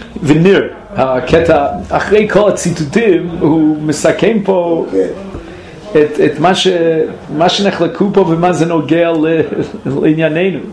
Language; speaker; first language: Hebrew; non-native, fluent; English